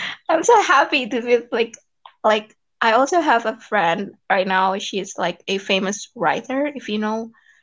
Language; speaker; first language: English; non-native, fluent; Indonesian